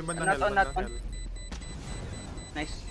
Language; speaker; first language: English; non-native, local second language; Filipino